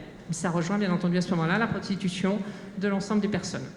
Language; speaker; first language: French; native; French